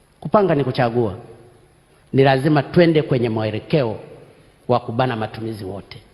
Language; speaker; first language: Swahili; non-native, local second language; Sukuma